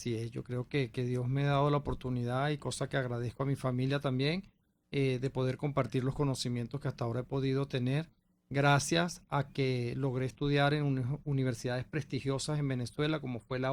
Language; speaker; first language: Spanish; native; Spanish